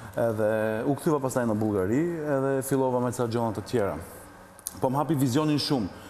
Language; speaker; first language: Albanian; early bilingual, heritage; Albanian